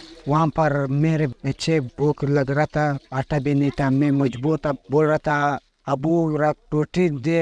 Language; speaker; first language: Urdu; early bilingual, other home language; Pashto